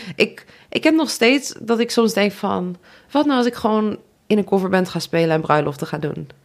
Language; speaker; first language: Dutch; native; Dutch